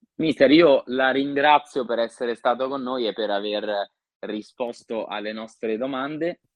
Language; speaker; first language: Italian; native; Italian